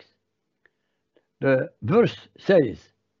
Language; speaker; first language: English; non-native, fluent; Arabic